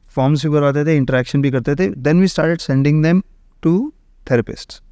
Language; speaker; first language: Hindi; native; Hindi